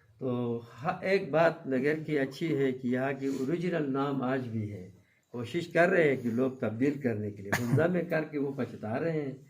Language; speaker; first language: Urdu; non-native, local second language; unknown